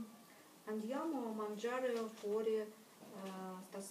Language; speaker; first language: Italian; non-native, learner; Russian